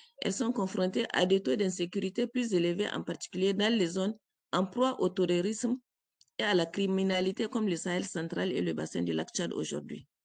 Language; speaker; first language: French; native; French